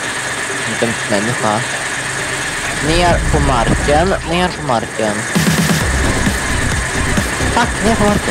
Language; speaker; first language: Swedish; native; Swedish